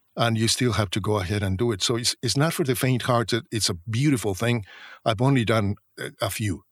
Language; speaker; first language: English; non-native, fluent; Spanish